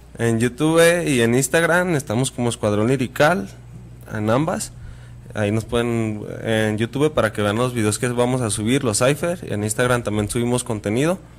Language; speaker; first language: Spanish; native; Spanish